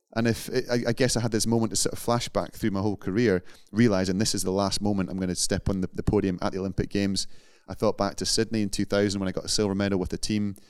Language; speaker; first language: English; native; English